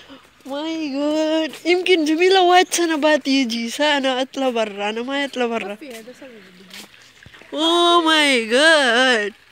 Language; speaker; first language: Arabic; non-native, learner; Bangla